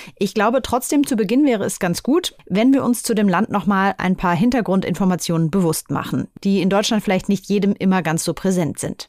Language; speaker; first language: German; native; German